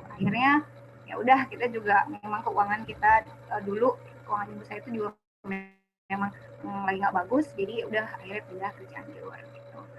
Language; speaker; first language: Indonesian; native; Indonesian